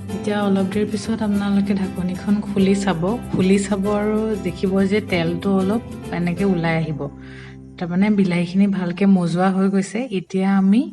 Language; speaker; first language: Assamese; native; Assamese